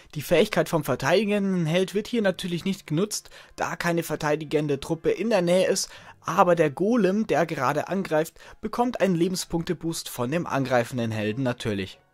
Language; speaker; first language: German; native; German